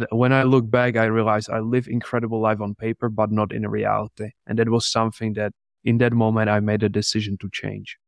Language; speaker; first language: English; non-native, fluent; Czech